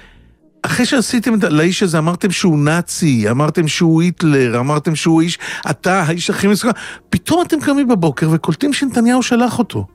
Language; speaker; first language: Hebrew; native; Hebrew